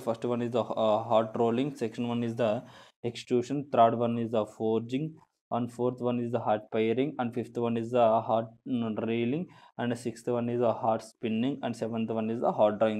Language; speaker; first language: English; non-native, local second language; Telugu